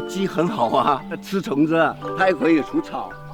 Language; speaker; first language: Chinese; native; Chinese